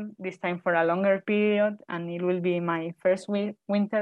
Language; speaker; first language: English; non-native, fluent; Spanish